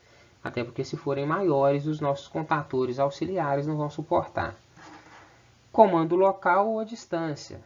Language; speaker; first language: Portuguese; native; Portuguese